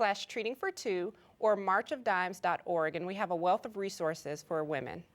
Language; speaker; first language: English; native; English